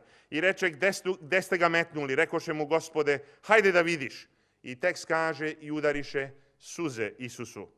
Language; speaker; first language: Croatian; native; Croatian